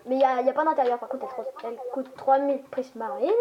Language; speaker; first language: French; native; French